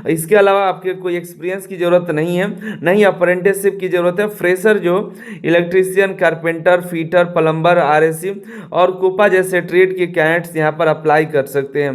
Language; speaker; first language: Hindi; native; Hindi